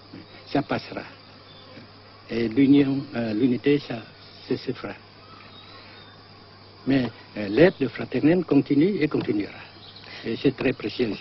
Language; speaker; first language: French; non-native, fluent; Vietnamese